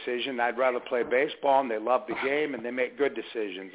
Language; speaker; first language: English; native; English